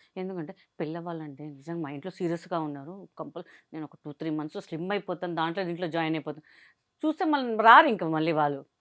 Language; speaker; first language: Telugu; non-native, local second language; Hindi